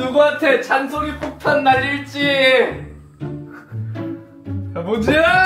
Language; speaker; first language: Korean; native; Korean